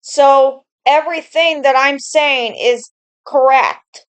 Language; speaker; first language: English; native; English